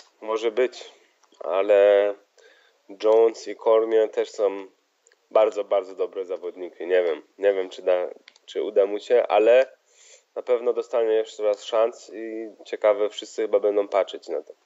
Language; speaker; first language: Polish; early bilingual, heritage; Polish